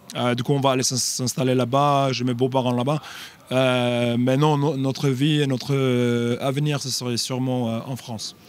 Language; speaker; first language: French; non-native, fluent; English